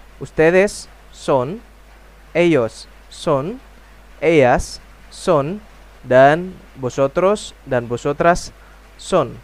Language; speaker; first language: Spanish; non-native, fluent; Indonesian